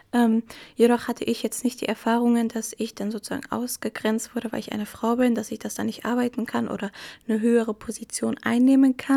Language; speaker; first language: German; early bilingual, other home language; Arabic